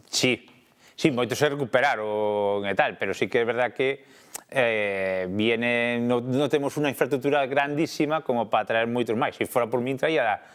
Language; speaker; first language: Galician; non-native, local second language; Spanish